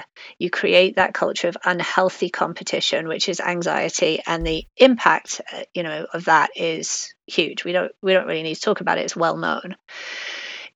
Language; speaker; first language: English; native; English